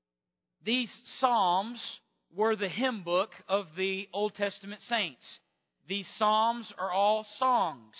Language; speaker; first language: English; native; English